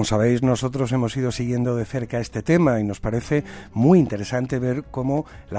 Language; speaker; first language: Spanish; native; Spanish